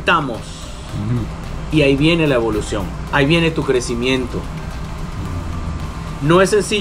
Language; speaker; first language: Spanish; native; Spanish